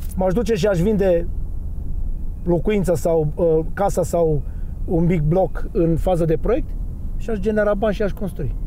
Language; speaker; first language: Romanian; non-native, fluent; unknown